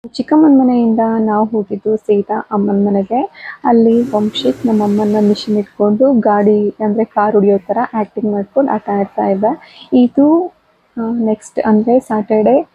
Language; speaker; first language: Kannada; native; Kannada